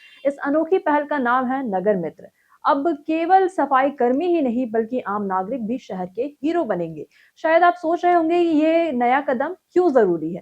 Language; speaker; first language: Hindi; native; Hindi